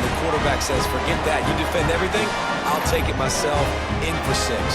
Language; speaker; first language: English; native; English